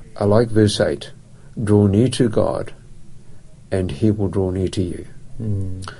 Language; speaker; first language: English; native; English